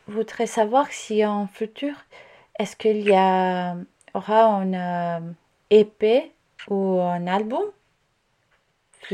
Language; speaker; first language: French; non-native, learner; Italian